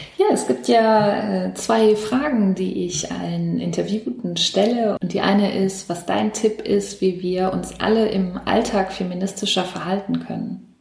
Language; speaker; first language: German; native; German